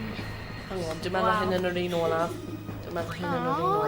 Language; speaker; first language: Welsh; non-native, local second language; English